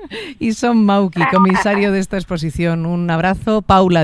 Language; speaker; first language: Spanish; native; Spanish